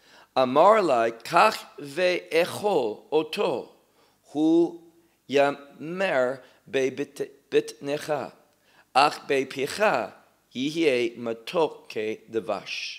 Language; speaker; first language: Hebrew; non-native, fluent; English